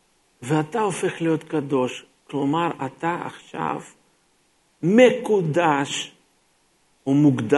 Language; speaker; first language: Hebrew; non-native, fluent; Russian